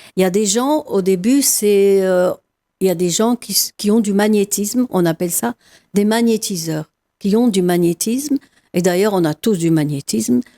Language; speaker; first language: French; non-native, local second language; Arabic